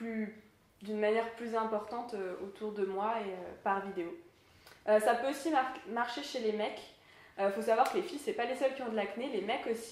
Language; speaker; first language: French; native; French